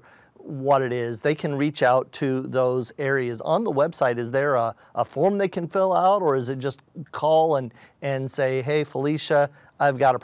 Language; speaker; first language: English; native; English